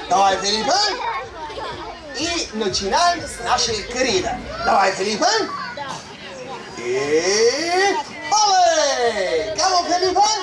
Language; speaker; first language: Russian; non-native, learner; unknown